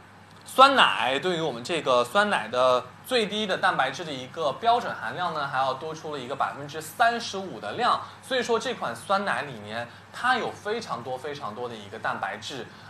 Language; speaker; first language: Chinese; native; Chinese